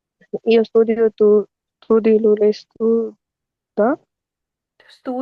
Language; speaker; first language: Italian; non-native, learner; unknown